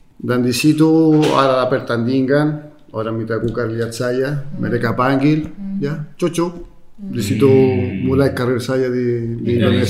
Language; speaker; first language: Indonesian; non-native, fluent; Spanish